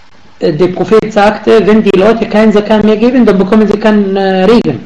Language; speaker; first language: German; non-native, learner; Arabic